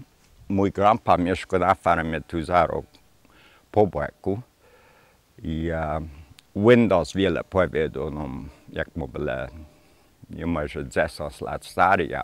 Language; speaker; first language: Polish; early bilingual, heritage; Polish